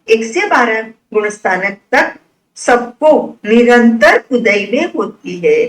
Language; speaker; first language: Hindi; non-native, local second language; Gujarati